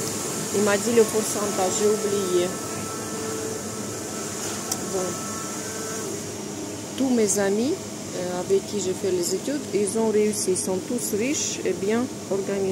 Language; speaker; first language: French; non-native, fluent; Russian